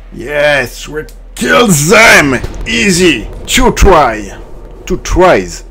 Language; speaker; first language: English; non-native, learner; French